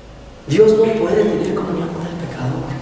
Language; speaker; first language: Spanish; native; Spanish